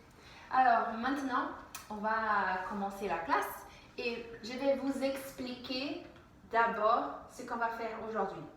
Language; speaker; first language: French; non-native, fluent; English